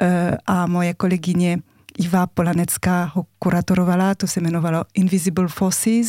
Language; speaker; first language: Czech; non-native, fluent; French